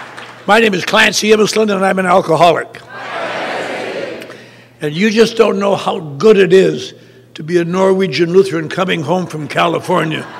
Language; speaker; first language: English; native; English